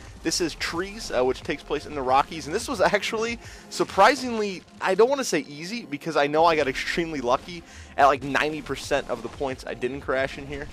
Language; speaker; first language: English; native; English